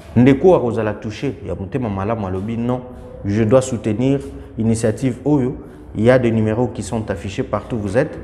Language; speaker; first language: French; non-native, local second language; Lingala